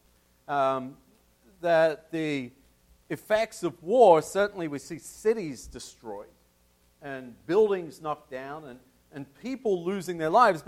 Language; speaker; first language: English; native; English